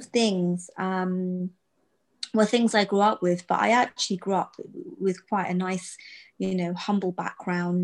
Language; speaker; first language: English; native; English